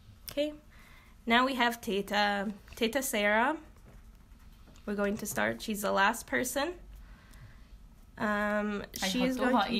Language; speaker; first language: English; early bilingual, other home language; Arabic